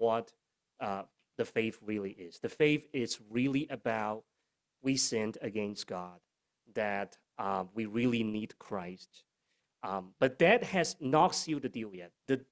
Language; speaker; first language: English; non-native, local second language; Cantonese